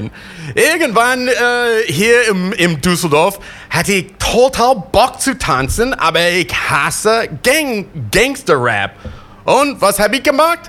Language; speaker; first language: German; non-native, learner; English